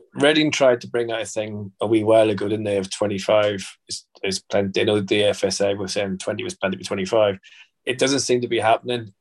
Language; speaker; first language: English; native; English